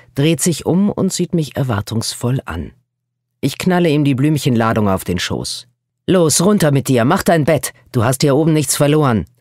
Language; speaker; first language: German; native; German